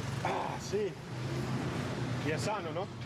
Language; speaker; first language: Spanish; early bilingual, heritage; English